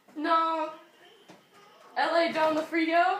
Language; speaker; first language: French; non-native, learner; English